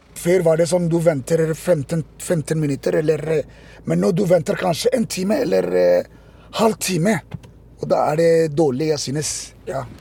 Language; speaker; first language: Norwegian; non-native, learner; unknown